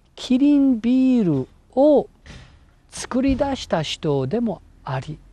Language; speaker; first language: Japanese; non-native, fluent; English